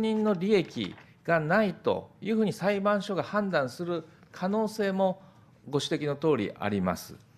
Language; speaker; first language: Japanese; native; Japanese